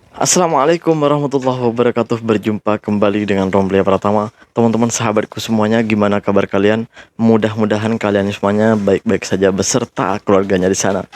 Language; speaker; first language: Indonesian; native; Indonesian